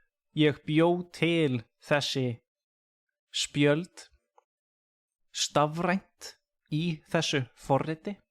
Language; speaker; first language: Icelandic; non-native, fluent; English